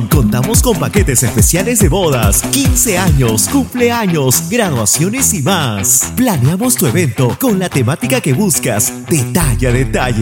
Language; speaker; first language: Spanish; native; Spanish